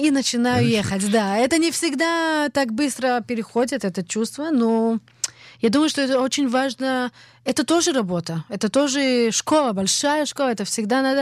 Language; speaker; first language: Russian; early bilingual, heritage; Russian